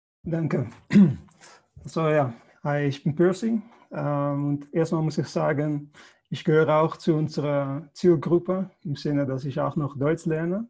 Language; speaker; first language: German; non-native, fluent; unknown